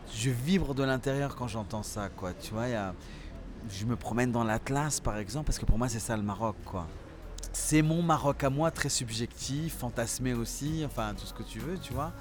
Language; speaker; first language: French; early bilingual, other home language; Central Atlas Tamazight